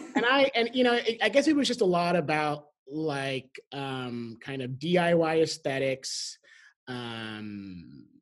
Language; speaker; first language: English; native; English